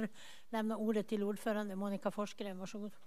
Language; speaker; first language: Swedish; native; Swedish